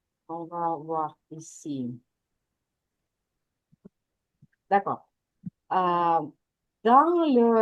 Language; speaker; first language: French; non-native, fluent; Ukrainian